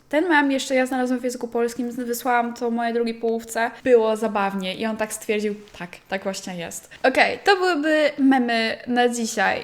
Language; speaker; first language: Polish; native; Polish